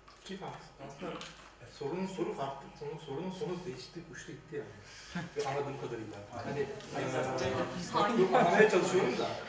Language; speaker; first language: Turkish; native; Turkish